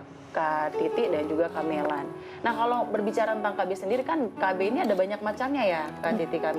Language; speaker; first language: Indonesian; native; Indonesian